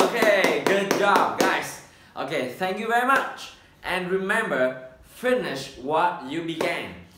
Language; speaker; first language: English; non-native, fluent; Vietnamese